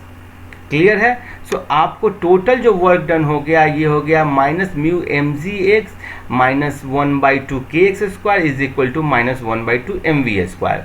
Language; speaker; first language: Hindi; native; Hindi